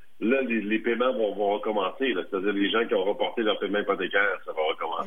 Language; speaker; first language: French; native; French